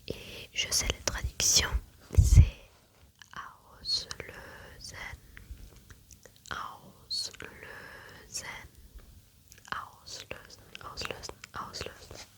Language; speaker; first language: French; non-native, learner; German